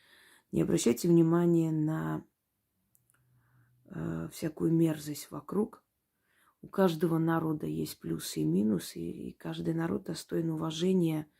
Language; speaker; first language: Russian; native; Russian